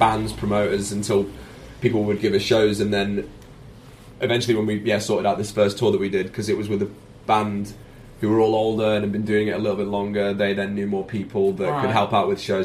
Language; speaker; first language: English; native; English